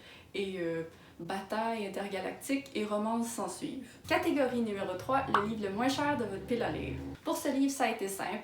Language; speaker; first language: French; native; French